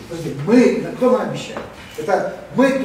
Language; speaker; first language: Russian; native; Russian